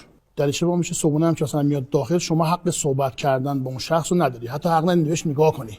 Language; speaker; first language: Persian; native; Persian